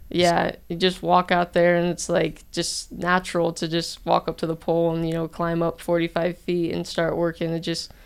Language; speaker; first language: English; native; English